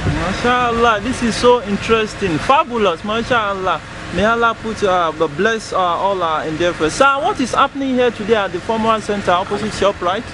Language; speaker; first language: English; non-native, local second language; Yoruba